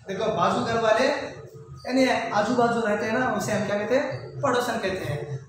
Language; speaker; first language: Hindi; non-native, local second language; Kannada